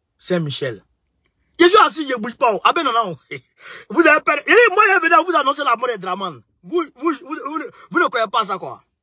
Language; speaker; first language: French; non-native, local second language; Bambara